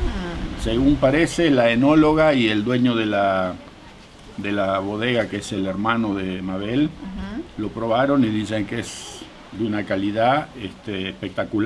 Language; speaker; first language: Spanish; native; Spanish